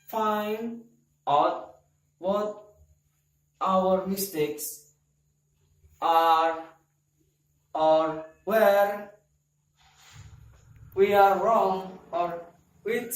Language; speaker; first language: English; non-native, learner; Indonesian